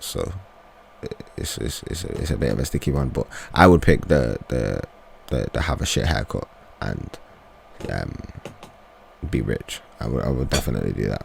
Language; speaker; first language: English; native; English